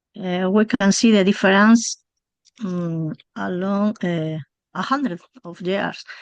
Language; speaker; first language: English; non-native, learner; Spanish